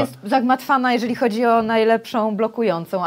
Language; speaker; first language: Polish; native; Polish